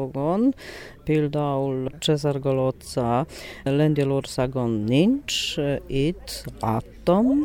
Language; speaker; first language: Hungarian; non-native, learner; Polish